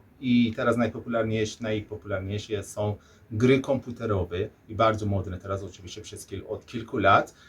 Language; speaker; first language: Polish; non-native, learner; Persian